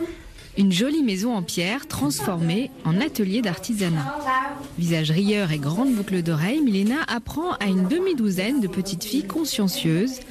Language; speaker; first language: French; native; French